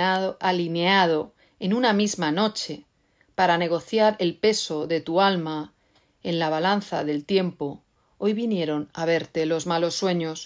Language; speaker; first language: Spanish; native; Spanish